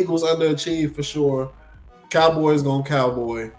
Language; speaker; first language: English; native; English